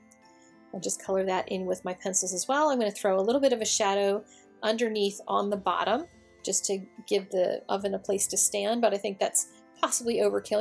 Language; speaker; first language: English; native; English